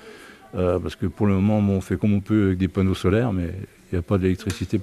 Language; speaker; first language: French; native; French